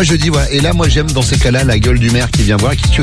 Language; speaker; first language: French; native; French